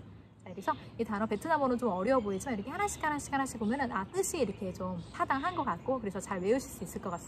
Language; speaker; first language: Korean; native; Korean